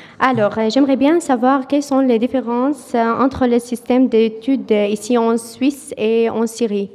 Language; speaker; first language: French; non-native, fluent; Arabic